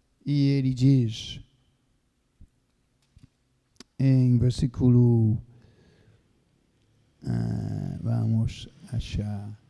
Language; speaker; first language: Portuguese; non-native, fluent; English